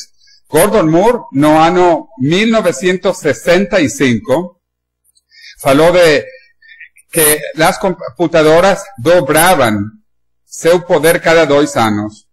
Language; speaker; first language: Spanish; non-native, learner; Portuguese